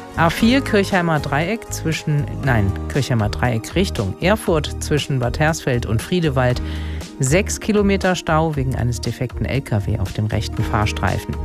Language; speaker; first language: German; native; German